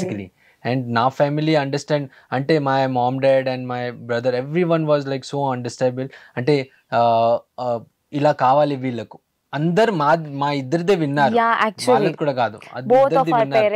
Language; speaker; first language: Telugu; early bilingual, heritage; Telugu